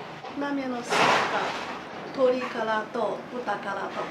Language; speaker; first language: Japanese; non-native, learner; Chinese